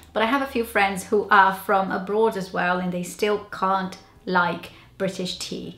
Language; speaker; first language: English; non-native, fluent; Portuguese